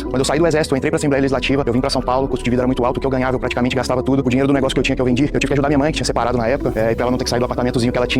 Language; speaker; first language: Portuguese; native; Portuguese